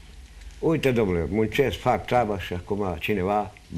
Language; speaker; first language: Romanian; non-native, local second language; Hungarian